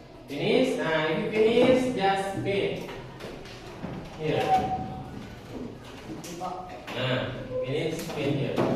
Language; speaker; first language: English; non-native, learner; Indonesian